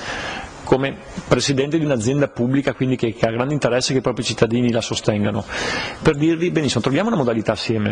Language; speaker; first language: Italian; native; Italian